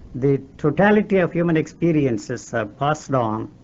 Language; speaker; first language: English; non-native, local second language; Telugu